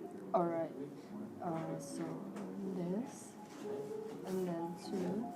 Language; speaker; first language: English; non-native, fluent; Portuguese